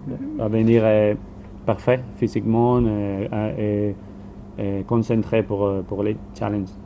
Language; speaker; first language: French; non-native, learner; Spanish